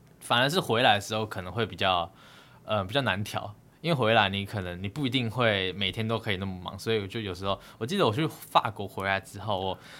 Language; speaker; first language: Chinese; native; Chinese